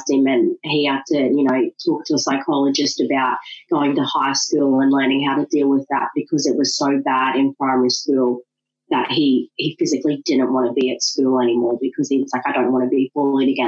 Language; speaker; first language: English; native; English